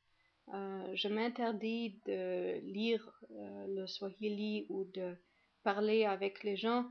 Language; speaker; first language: French; non-native, fluent; German